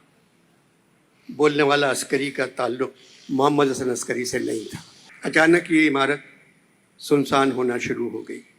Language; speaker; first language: Urdu; native; Urdu